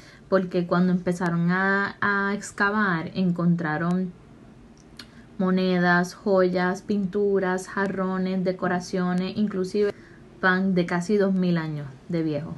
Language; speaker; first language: Spanish; native; Spanish